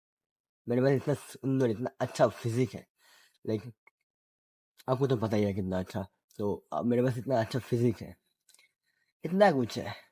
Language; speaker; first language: Hindi; non-native, local second language; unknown